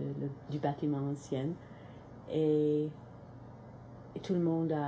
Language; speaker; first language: French; non-native, local second language; English